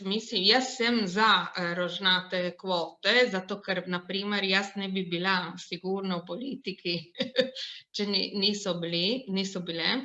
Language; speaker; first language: Slovenian; non-native, local second language; Italian